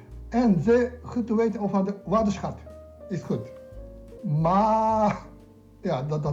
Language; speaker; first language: Dutch; non-native, learner; Japanese